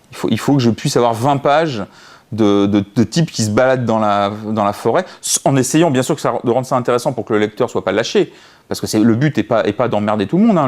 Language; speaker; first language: French; native; French